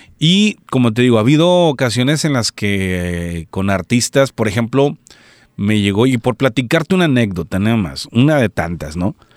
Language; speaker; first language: Spanish; native; Spanish